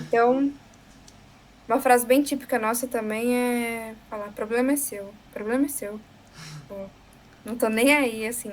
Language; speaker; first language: Portuguese; native; Portuguese